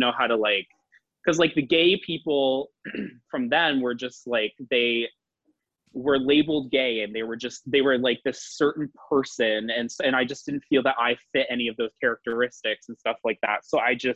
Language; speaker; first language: English; native; English